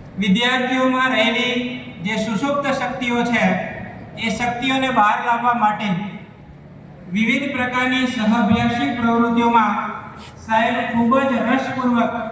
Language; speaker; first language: Gujarati; native; Gujarati